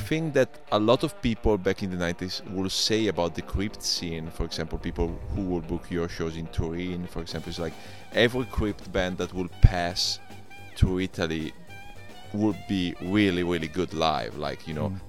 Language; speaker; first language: English; non-native, fluent; Italian